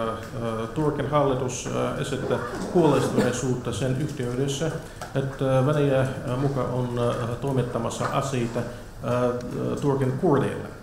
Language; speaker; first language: Finnish; non-native, fluent; Russian